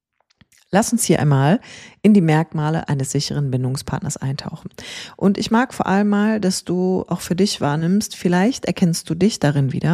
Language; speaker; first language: German; native; German